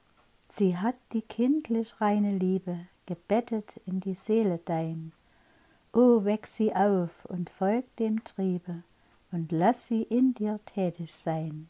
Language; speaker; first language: German; native; German